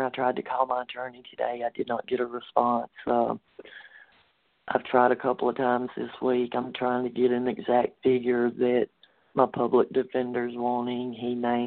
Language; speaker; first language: English; native; English